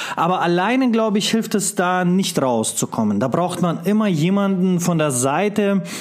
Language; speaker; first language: German; non-native, fluent; Russian